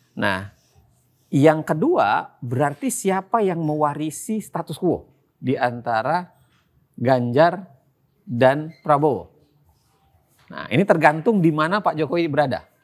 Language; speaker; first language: Indonesian; native; Indonesian